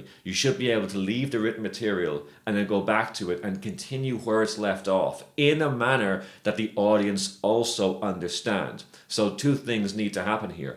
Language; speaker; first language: English; native; English